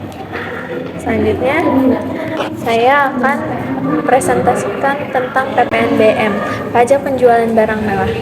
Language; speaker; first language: Indonesian; native; Indonesian